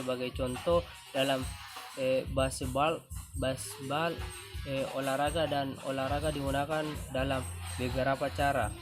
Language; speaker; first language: Indonesian; native; Indonesian